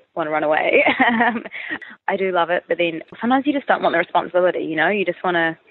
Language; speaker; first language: English; native; English